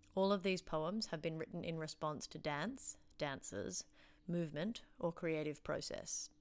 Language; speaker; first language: English; native; English